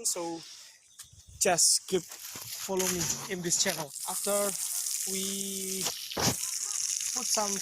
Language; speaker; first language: English; non-native, fluent; Indonesian